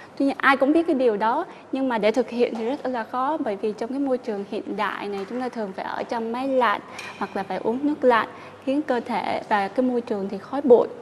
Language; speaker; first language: Vietnamese; native; Vietnamese